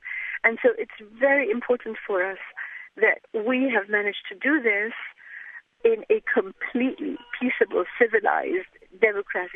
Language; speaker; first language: English; non-native, fluent; Arabic